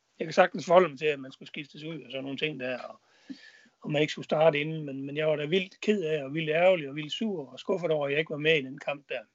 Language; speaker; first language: Danish; native; Danish